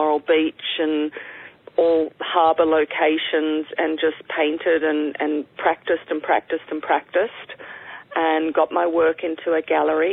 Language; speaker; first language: English; native; English